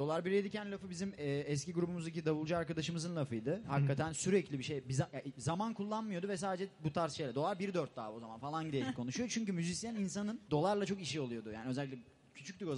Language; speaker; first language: Turkish; native; Turkish